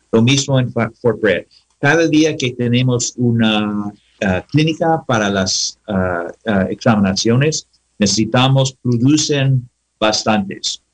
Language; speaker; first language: Spanish; non-native, learner; English